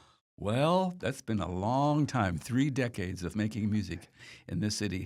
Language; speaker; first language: English; native; English